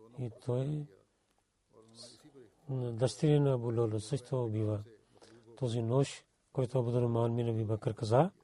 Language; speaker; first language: Bulgarian; non-native, learner; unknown